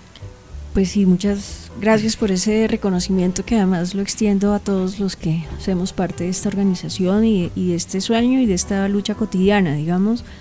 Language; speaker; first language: Spanish; native; Spanish